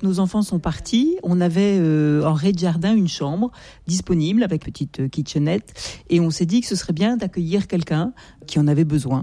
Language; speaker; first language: French; native; French